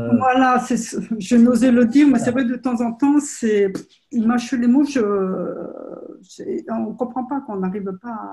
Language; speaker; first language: French; native; French